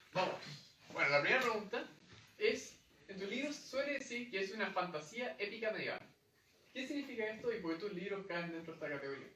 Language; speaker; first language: Spanish; native; Spanish